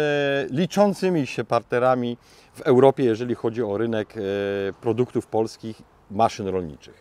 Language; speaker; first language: Polish; native; Polish